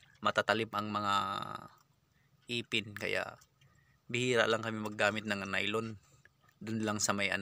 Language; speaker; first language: Filipino; non-native, local second language; Iloko